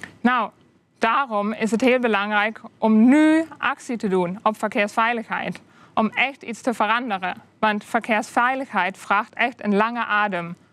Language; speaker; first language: Dutch; non-native, fluent; German